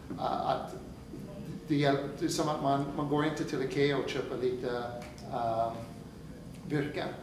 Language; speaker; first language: Swedish; non-native, fluent; English